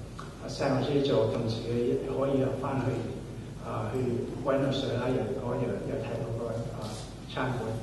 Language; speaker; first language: Cantonese; early bilingual, heritage; Cantonese